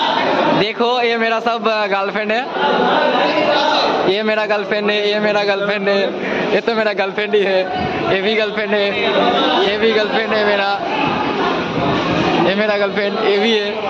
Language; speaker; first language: Hindi; non-native, local second language; Bangla